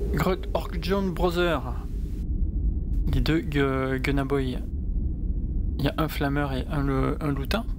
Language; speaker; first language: French; native; French